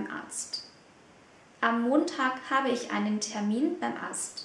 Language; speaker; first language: German; non-native, fluent; Vietnamese